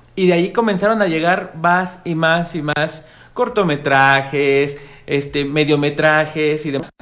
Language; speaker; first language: Spanish; native; Spanish